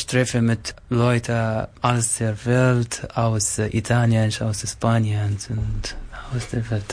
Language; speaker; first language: German; non-native, learner; Arabic